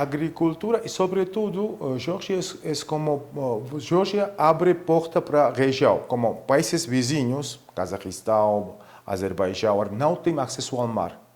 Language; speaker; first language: Portuguese; non-native, fluent; Georgian